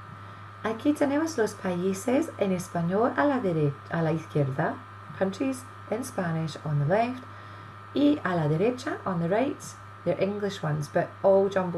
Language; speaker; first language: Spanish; non-native, fluent; English